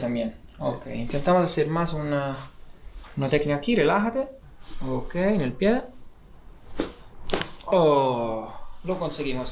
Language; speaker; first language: Spanish; non-native, fluent; Italian